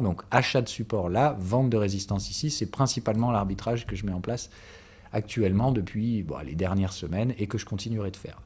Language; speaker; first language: French; native; French